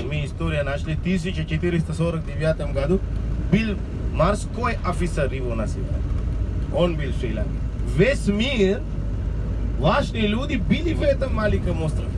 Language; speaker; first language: Russian; non-native, learner; Sinhala